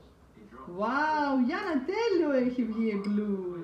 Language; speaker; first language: Greek; non-native, fluent; Russian